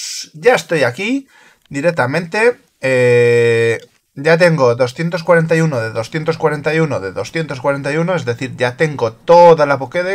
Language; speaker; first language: Spanish; native; Spanish